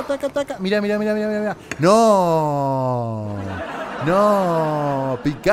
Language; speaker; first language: Spanish; native; Spanish